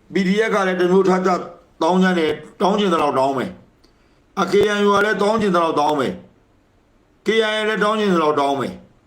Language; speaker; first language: Burmese; native; Burmese